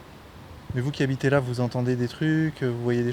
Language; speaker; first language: French; native; French